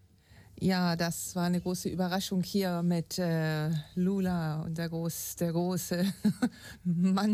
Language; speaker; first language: German; native; German